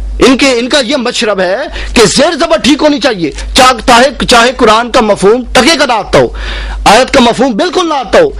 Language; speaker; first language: Urdu; native; Urdu